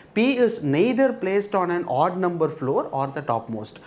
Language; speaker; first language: English; non-native, local second language; Tamil